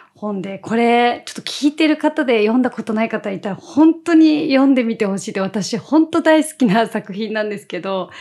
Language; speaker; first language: Japanese; native; Japanese